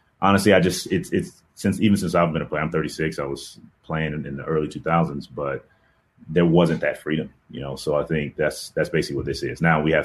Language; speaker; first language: English; native; English